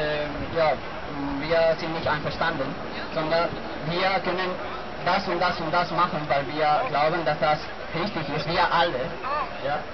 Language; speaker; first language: German; non-native, learner; Spanish